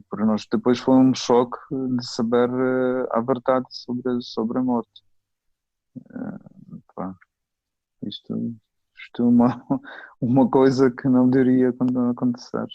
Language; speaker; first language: Portuguese; non-native, fluent; Ukrainian